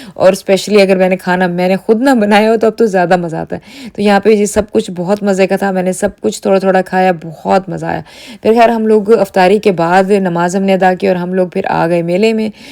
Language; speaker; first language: Urdu; native; Urdu